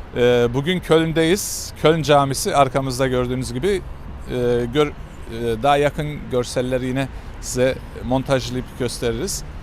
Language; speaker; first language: Turkish; native; Turkish